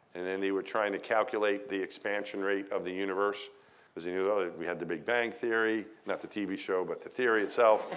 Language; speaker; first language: English; native; English